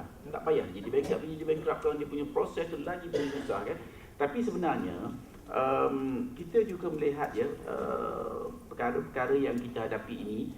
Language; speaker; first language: Malay; native; Malay